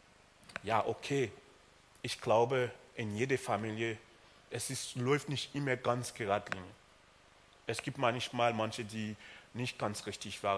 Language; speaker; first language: German; non-native, fluent; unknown